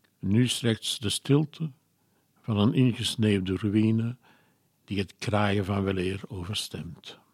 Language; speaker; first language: Dutch; non-native, local second language; French